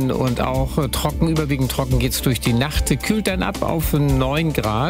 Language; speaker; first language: German; native; German